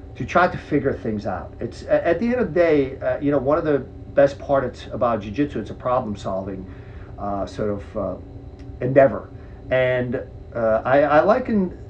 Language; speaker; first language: English; early bilingual, other home language; Czech